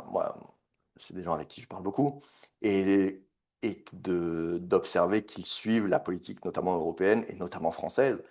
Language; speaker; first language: French; native; French